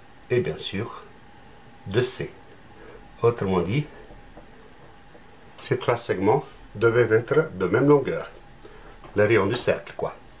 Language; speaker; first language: French; native; French